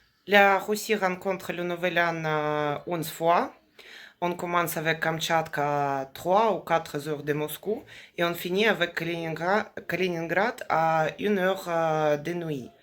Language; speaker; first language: French; non-native, fluent; Russian